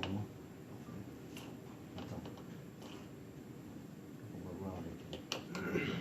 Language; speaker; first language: French; native; French